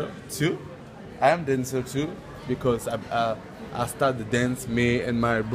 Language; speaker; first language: English; non-native, learner; French